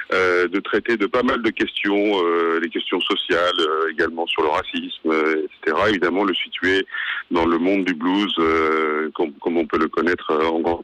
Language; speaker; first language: French; native; French